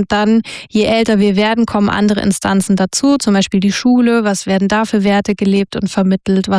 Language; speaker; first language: German; native; German